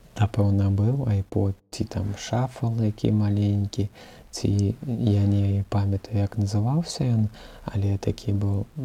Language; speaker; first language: Belarusian; non-native, local second language; Russian